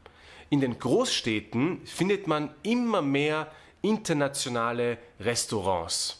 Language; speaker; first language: German; non-native, fluent; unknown